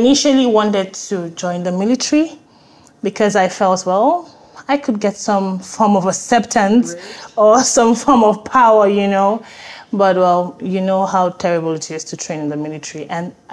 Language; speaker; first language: English; non-native, local second language; Yoruba